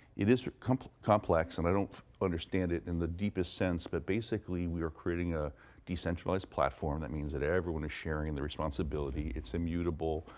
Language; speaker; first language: English; native; English